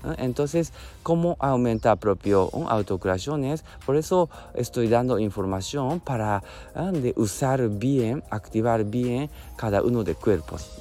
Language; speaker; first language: Spanish; non-native, learner; Japanese